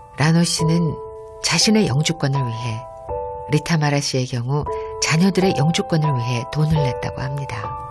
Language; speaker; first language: Korean; native; Korean